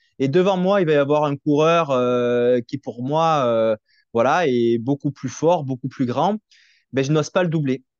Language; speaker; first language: French; native; French